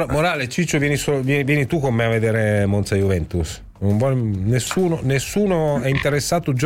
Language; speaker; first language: Italian; native; Italian